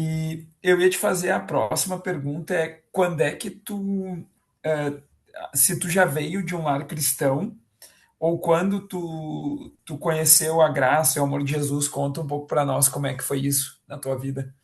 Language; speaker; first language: Portuguese; native; Portuguese